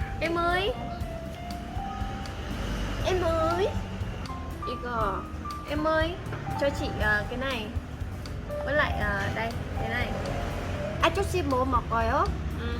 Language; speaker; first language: Vietnamese; non-native, learner; Korean